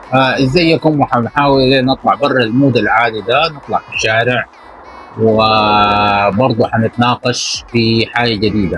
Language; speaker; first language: Arabic; native; Arabic